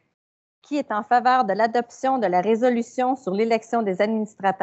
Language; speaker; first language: French; native; French